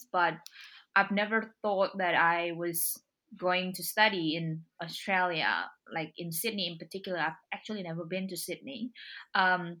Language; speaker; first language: English; non-native, fluent; Indonesian